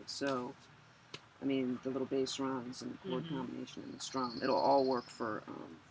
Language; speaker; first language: English; native; English